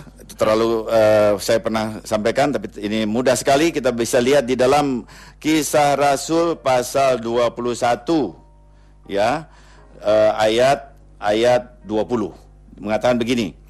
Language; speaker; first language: Indonesian; native; Indonesian